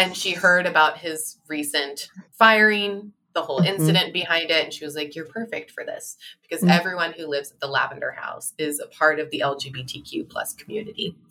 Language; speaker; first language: English; native; English